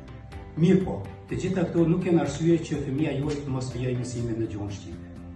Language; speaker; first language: Albanian; native; Albanian